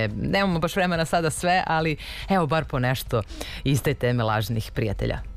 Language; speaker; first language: Serbian; native; Serbian